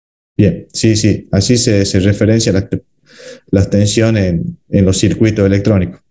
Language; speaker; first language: Spanish; native; Spanish